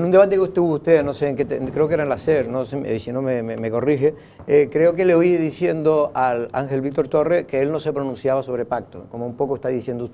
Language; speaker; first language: Spanish; native; Spanish